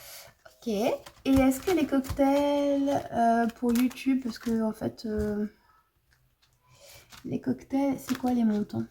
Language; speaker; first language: French; native; French